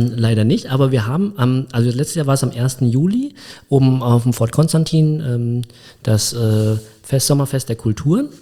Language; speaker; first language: German; early bilingual, other home language; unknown